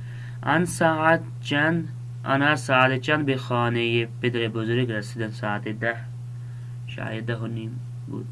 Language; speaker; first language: Persian; non-native, fluent; Urdu